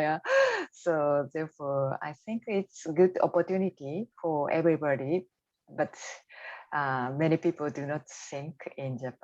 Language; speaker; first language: English; non-native, learner; Japanese